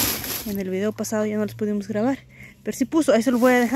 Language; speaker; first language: Spanish; native; Spanish